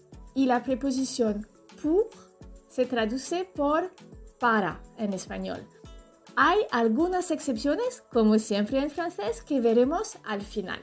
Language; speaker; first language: Spanish; non-native, fluent; French